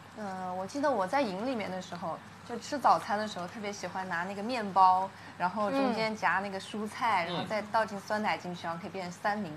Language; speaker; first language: Chinese; native; Chinese